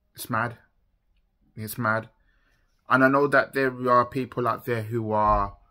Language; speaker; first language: English; native; English